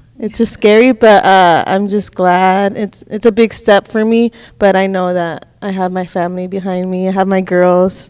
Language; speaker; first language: English; early bilingual, other home language; Spanish